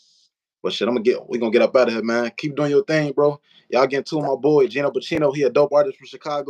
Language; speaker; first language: English; native; English